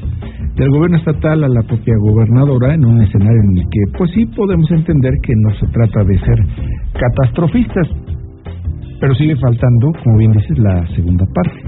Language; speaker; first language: Spanish; native; Spanish